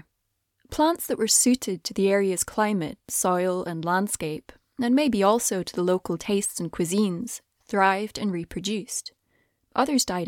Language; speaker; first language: English; native; English